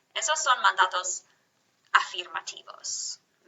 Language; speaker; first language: Spanish; non-native, fluent; English